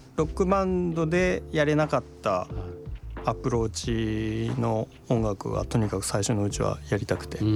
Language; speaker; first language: Japanese; native; Japanese